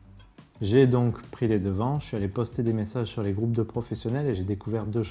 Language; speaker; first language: French; native; French